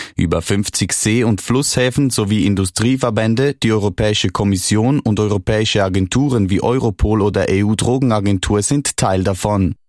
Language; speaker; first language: German; native; German